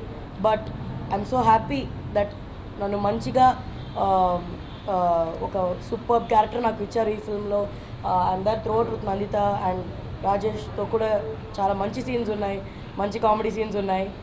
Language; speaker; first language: Telugu; non-native, fluent; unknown